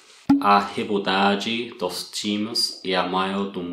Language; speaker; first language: Portuguese; non-native, learner; English